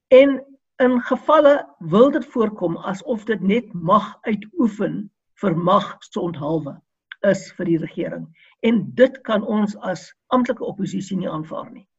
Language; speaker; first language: Afrikaans; non-native, local second language; English